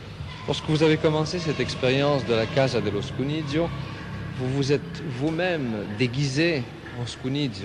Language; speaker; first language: French; native; French